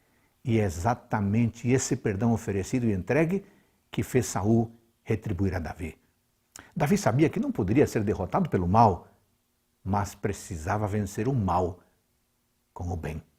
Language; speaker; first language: Portuguese; native; Portuguese